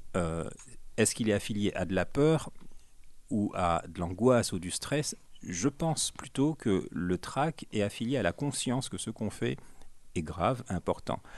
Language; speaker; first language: French; native; French